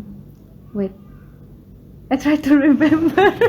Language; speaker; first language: English; non-native, learner; Balinese